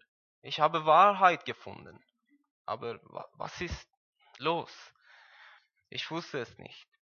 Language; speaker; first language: German; non-native, learner; Persian